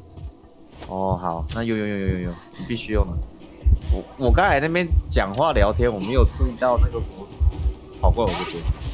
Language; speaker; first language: Chinese; native; Chinese